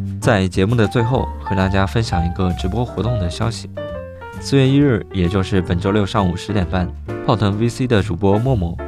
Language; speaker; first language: Chinese; native; Chinese